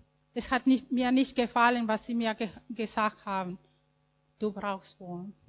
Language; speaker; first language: German; non-native, fluent; Spanish